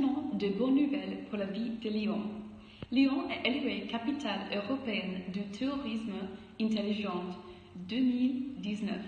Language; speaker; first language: French; non-native, learner; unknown